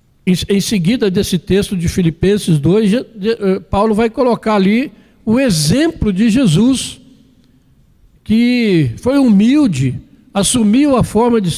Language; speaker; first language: Portuguese; native; Portuguese